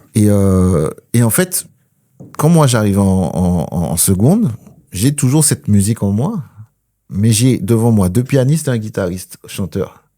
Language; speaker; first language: French; early bilingual, other home language; Spanish